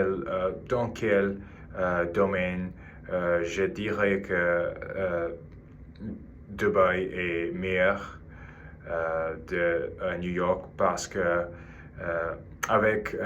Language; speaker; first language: French; non-native, learner; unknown